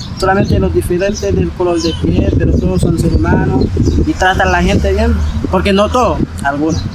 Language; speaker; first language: Spanish; non-native, learner; Haitian Creole